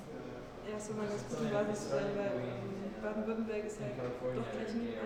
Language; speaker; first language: German; native; German